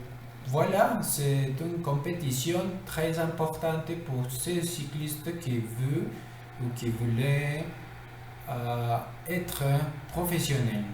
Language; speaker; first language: French; non-native, learner; Spanish